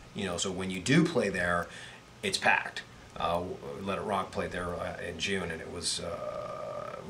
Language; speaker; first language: English; native; English